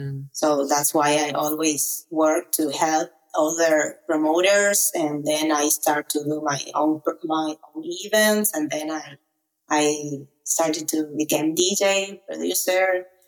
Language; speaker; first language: English; non-native, learner; Spanish